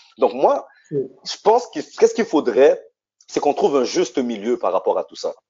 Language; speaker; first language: French; native; French